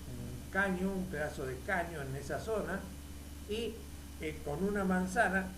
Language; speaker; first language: Spanish; native; Spanish